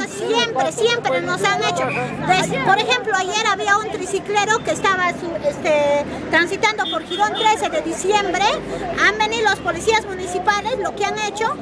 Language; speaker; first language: Spanish; native; Spanish